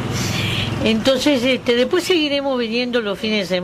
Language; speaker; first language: Spanish; native; Spanish